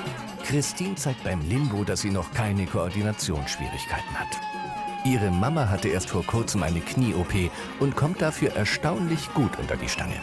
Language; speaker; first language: German; native; German